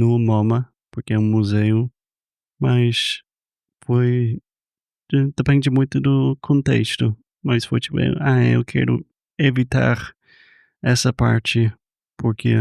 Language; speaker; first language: Portuguese; non-native, fluent; English